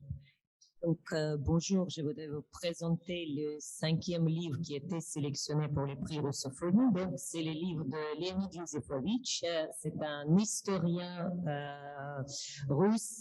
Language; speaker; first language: French; non-native, fluent; Russian